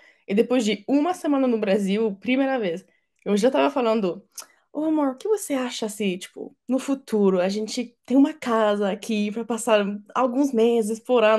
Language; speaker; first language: Portuguese; non-native, fluent; French